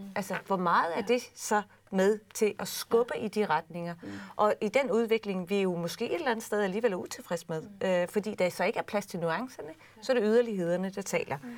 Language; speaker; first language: Danish; native; Danish